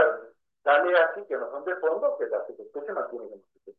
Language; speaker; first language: Spanish; native; Spanish